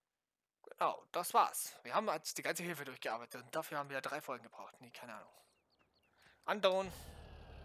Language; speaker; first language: German; native; German